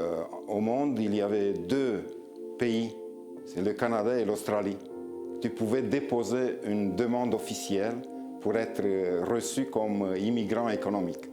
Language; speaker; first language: French; non-native, fluent; Romanian